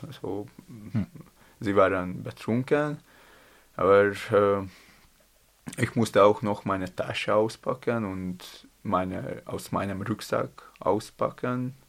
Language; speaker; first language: German; non-native, learner; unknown